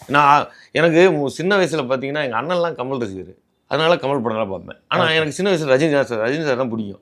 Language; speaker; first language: Tamil; native; Tamil